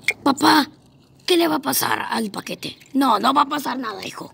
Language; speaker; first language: Spanish; native; Spanish